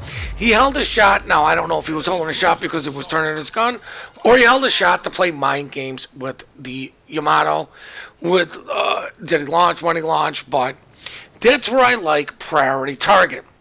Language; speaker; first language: English; native; English